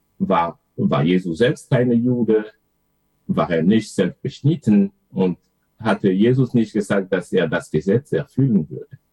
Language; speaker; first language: German; non-native, fluent; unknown